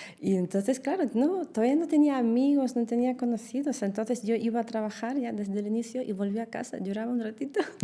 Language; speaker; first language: Spanish; early bilingual, heritage; Russian